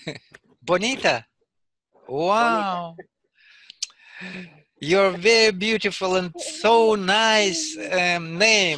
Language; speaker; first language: English; non-native, learner; Russian